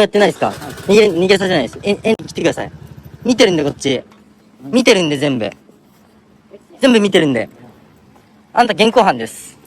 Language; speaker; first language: Japanese; native; Japanese